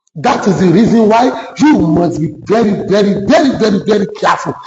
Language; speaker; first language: English; non-native, local second language; Yoruba